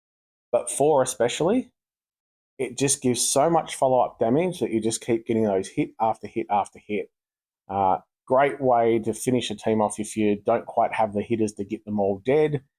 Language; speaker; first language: English; native; English